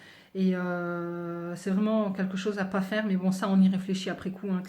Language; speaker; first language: French; native; French